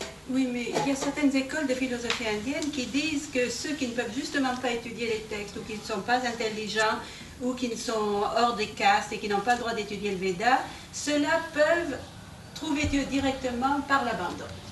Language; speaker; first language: French; native; French